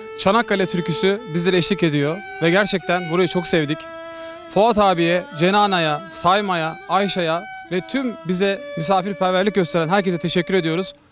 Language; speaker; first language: Turkish; native; Turkish